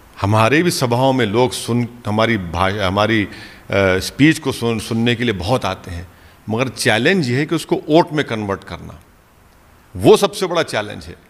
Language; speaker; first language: Hindi; non-native, local second language; Urdu